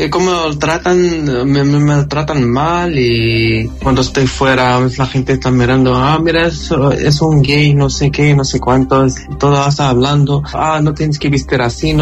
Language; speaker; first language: Spanish; non-native, learner; Arabic